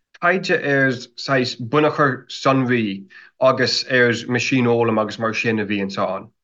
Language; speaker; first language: Irish; non-native, fluent; English